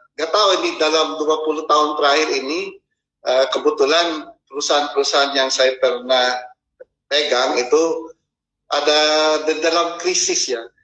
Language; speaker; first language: Indonesian; non-native, fluent; Filipino